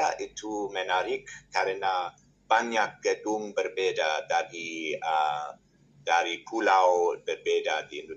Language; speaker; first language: Indonesian; non-native, learner; English